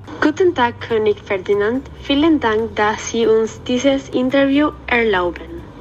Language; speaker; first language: German; non-native, learner; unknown